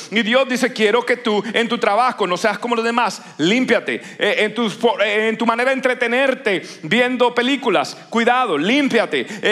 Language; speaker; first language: Spanish; native; Spanish